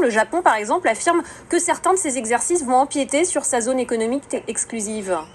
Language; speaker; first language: French; native; French